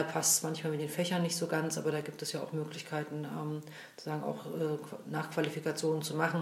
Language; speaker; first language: German; native; German